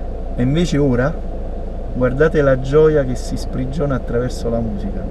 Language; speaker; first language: Italian; native; Italian